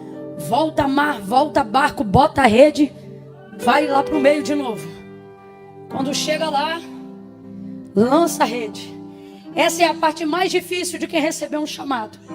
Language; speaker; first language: Portuguese; native; Portuguese